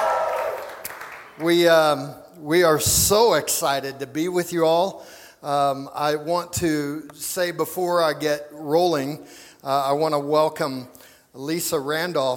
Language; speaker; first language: English; native; English